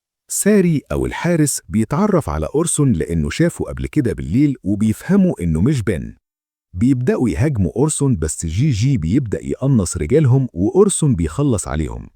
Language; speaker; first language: Arabic; native; Arabic